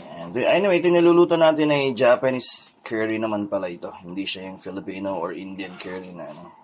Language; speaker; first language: Filipino; native; Filipino